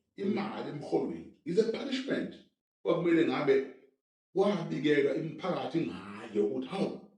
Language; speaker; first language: Zulu; native; Zulu